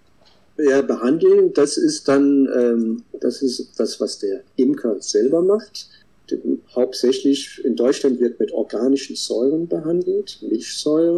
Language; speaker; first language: German; non-native, fluent; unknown